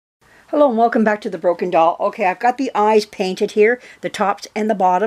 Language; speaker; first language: English; native; English